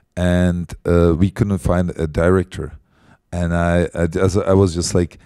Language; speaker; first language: English; non-native, fluent; Czech